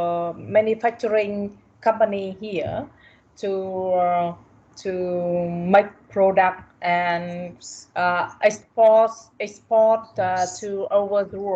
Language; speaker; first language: English; non-native, learner; Vietnamese